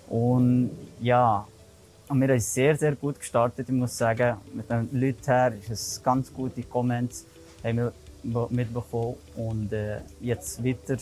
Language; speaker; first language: German; non-native, learner; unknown